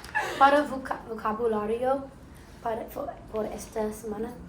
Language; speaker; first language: Spanish; non-native, learner; English